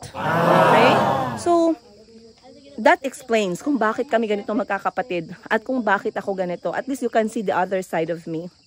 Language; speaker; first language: Filipino; non-native, local second language; Cebuano